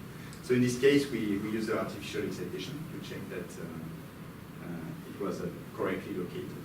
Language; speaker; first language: English; non-native, fluent; French